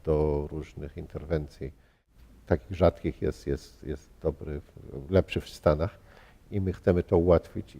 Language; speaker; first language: Polish; early bilingual, heritage; Polish